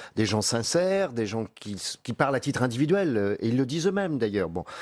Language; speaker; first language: French; native; French